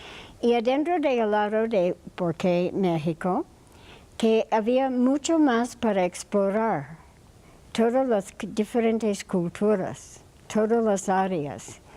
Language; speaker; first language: Spanish; non-native, fluent; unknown